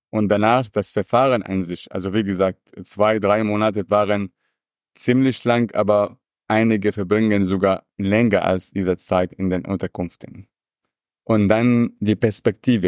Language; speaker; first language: German; non-native, fluent; Arabic